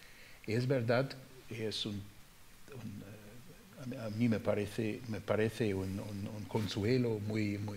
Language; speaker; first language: Spanish; non-native, fluent; German